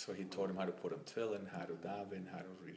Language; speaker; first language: English; non-native, fluent; Spanish